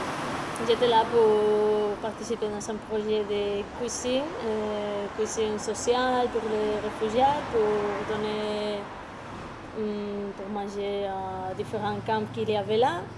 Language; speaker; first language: French; non-native, fluent; Spanish